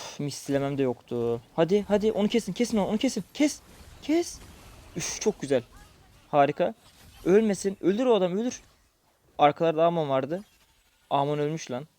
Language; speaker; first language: Turkish; native; Turkish